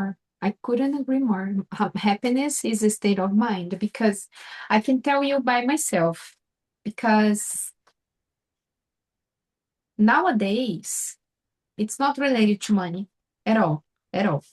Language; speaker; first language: English; non-native, fluent; Portuguese